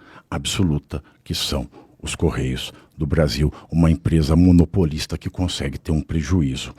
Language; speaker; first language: Portuguese; native; Portuguese